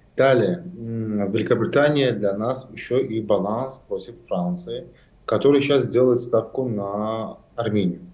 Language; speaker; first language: Russian; non-native, local second language; Azerbaijani